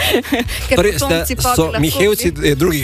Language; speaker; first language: Slovenian; native; Slovenian